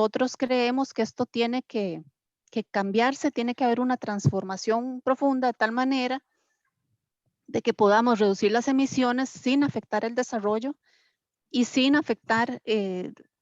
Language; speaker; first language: Spanish; native; Spanish